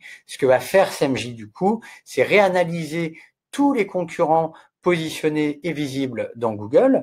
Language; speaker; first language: French; native; French